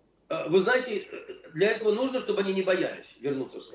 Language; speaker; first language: Russian; native; Russian